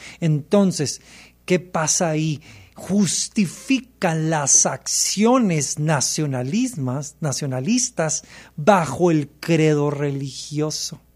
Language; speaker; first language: Spanish; early bilingual, heritage; Spanish